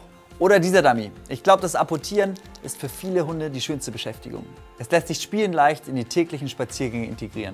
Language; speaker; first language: German; native; German